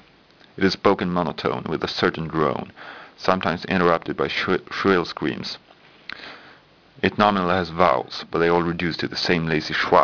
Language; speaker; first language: English; non-native, fluent; Swedish